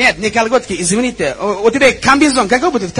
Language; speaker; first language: Russian; non-native, learner; Uzbek